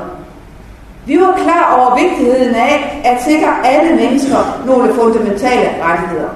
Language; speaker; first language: Danish; native; Danish